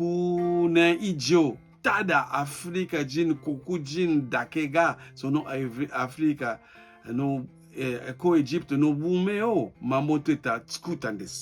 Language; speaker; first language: Japanese; non-native, fluent; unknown